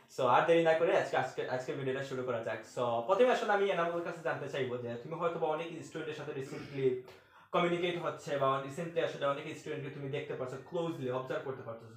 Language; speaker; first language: Bangla; native; Bangla